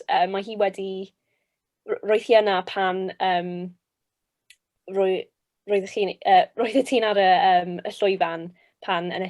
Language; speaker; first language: Welsh; non-native, local second language; English